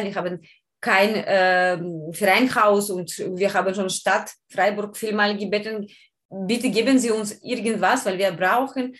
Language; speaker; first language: German; non-native, learner; Ukrainian